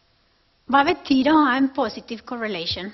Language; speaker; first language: Norwegian; non-native, fluent; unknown